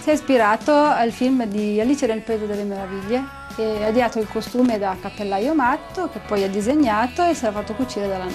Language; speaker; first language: Italian; native; Italian